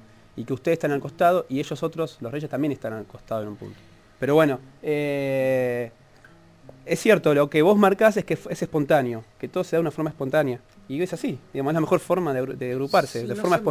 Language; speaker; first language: Spanish; native; Spanish